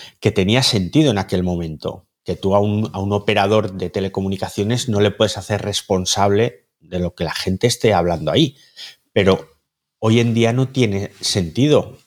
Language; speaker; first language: Spanish; native; Spanish